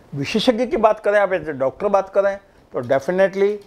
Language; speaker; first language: Hindi; native; Hindi